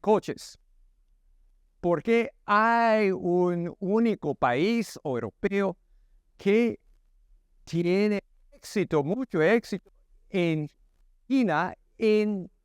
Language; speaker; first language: Spanish; non-native, learner; English